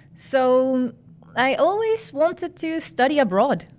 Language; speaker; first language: English; non-native, fluent; Spanish